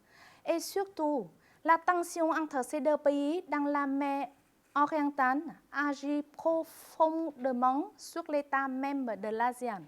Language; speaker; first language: French; non-native, fluent; Vietnamese